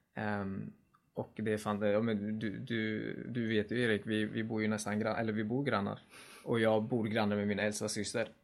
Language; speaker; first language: Swedish; early bilingual, other home language; Kurdish